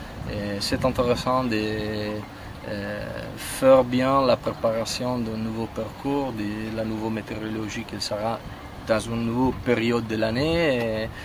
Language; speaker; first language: French; non-native, fluent; Italian